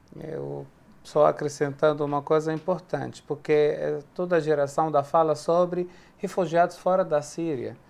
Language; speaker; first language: Portuguese; non-native, fluent; Arabic